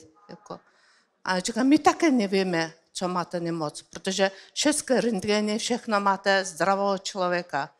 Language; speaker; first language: Czech; non-native, learner; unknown